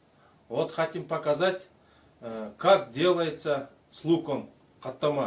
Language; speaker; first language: Russian; non-native, local second language; Kyrgyz